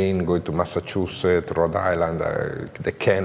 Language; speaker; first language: English; non-native, learner; Italian